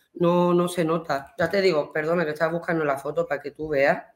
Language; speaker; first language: Spanish; early bilingual, heritage; Spanish